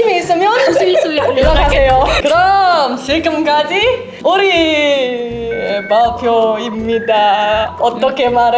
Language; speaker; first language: Korean; non-native, learner; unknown